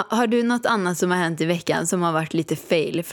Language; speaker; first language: Swedish; native; Swedish